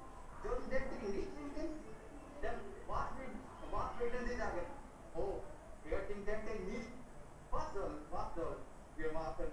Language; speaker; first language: German; non-native, learner; Hindi